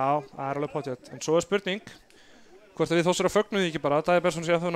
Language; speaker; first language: Icelandic; native; Icelandic